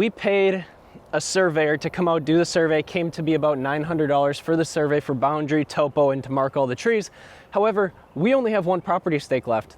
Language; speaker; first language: English; native; English